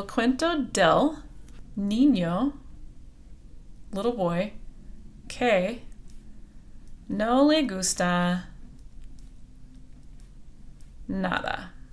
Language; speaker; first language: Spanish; non-native, fluent; English